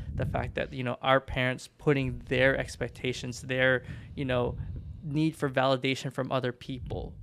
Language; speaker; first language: English; early bilingual, other home language; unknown